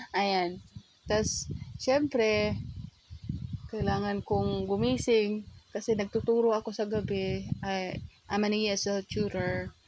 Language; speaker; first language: Filipino; non-native, local second language; Cebuano